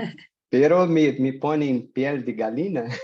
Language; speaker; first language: Spanish; non-native, learner; Portuguese